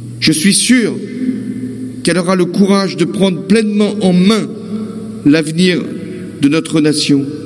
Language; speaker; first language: French; native; French